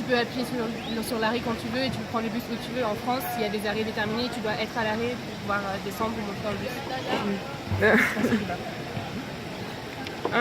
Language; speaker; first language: French; native; French